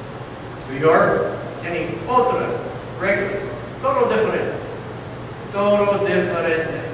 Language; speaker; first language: Spanish; non-native, learner; English